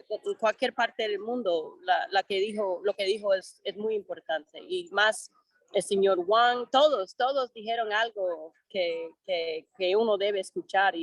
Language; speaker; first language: Spanish; non-native, fluent; English